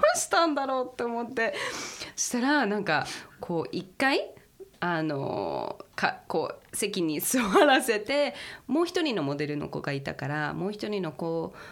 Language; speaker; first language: Japanese; early bilingual, heritage; Japanese